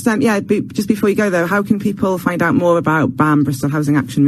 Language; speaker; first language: English; native; English